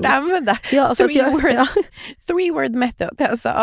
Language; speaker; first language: Swedish; native; Swedish